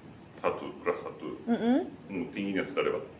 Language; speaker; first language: Indonesian; non-native, learner; Japanese